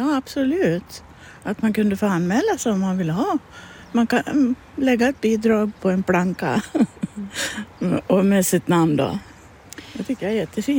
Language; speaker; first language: Swedish; native; Swedish